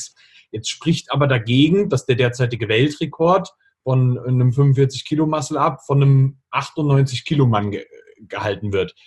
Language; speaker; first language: German; native; German